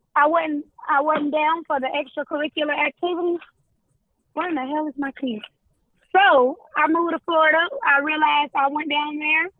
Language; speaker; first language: English; native; English